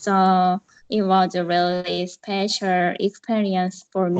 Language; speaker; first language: English; non-native, learner; Korean